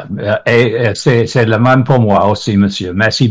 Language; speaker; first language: French; non-native, learner; English